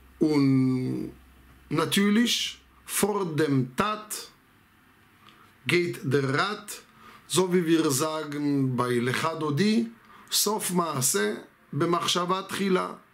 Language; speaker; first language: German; non-native, fluent; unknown